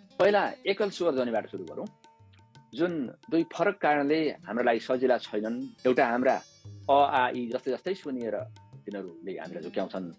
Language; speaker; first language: Nepali; native; Nepali